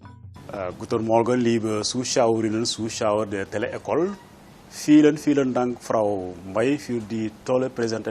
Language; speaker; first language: German; non-native, fluent; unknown